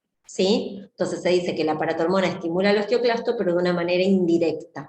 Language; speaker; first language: Spanish; native; Spanish